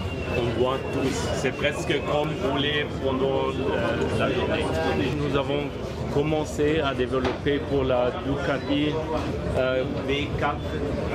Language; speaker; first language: French; non-native, learner; German